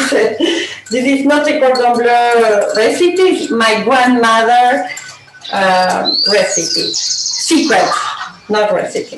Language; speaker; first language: English; non-native, learner; Spanish